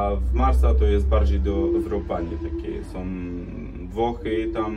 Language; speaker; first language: Polish; non-native, learner; Arabic